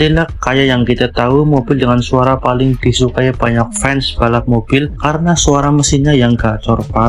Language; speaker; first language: Indonesian; native; Indonesian